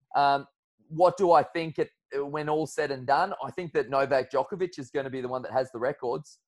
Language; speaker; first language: English; native; English